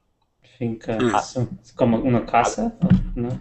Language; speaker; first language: Spanish; non-native, learner; English